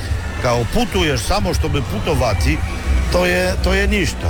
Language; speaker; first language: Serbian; non-native, learner; Polish